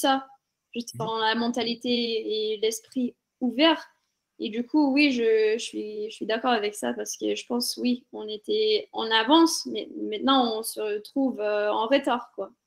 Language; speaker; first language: French; non-native, fluent; English